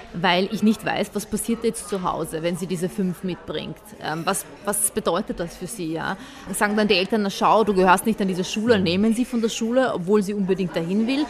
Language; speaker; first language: German; early bilingual, other home language; Bosnian